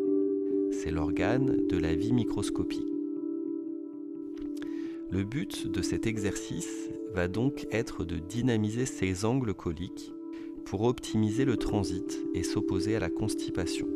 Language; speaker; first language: French; native; French